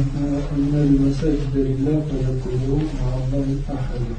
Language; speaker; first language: Arabic; non-native, learner; French